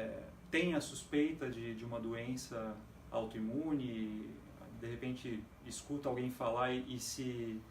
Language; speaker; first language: Portuguese; native; Portuguese